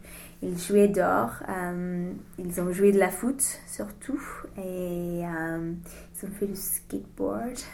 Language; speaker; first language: French; non-native, learner; English